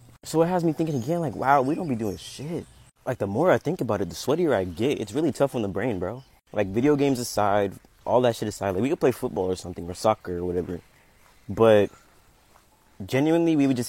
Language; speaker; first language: English; native; English